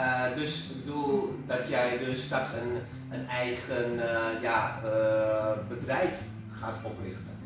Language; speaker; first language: Dutch; non-native, fluent; Indonesian